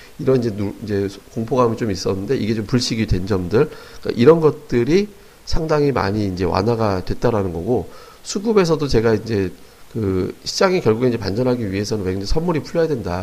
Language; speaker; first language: Korean; native; Korean